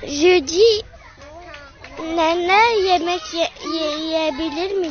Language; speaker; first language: French; early bilingual, other home language; Turkish